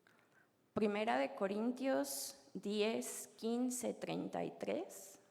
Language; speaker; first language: Spanish; native; Spanish